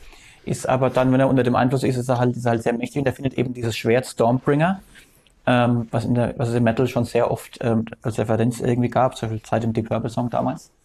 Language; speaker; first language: German; native; German